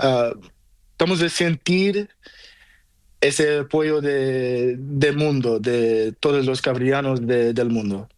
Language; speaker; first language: Spanish; non-native, learner; Portuguese